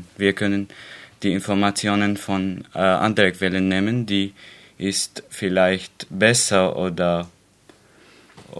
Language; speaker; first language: German; non-native, learner; Arabic